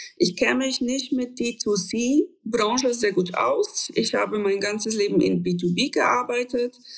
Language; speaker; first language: German; non-native, fluent; Polish